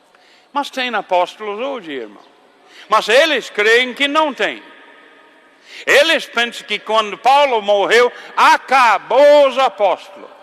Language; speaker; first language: Portuguese; non-native, fluent; English